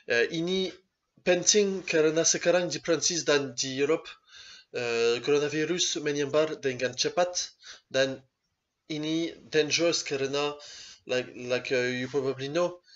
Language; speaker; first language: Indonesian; non-native, learner; French